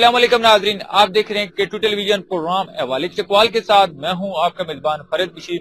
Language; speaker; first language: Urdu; non-native, local second language; Punjabi